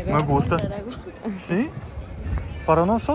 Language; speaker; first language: Spanish; non-native, learner; Russian